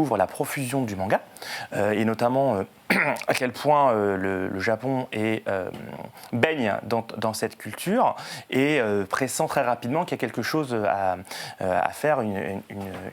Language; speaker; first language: French; native; French